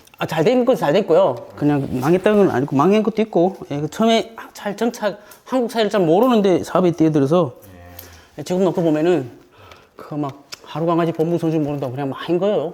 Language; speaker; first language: Korean; native; Korean